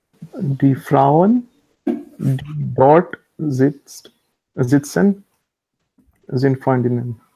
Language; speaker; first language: German; non-native, learner; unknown